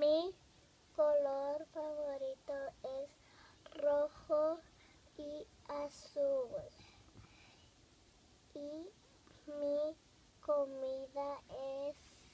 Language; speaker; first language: Spanish; early bilingual, heritage; Spanish